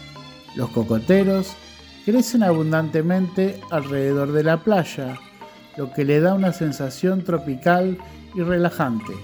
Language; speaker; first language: Spanish; non-native, fluent; Indonesian